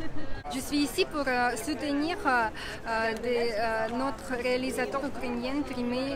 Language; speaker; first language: French; non-native, learner; Ukrainian